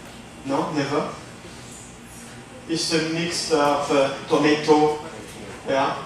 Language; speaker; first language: English; non-native, fluent; French